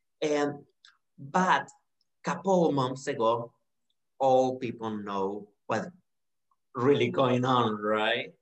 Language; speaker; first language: English; non-native, learner; Spanish